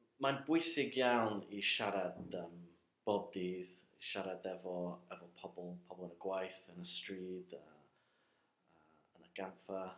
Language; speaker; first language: Welsh; non-native, fluent; English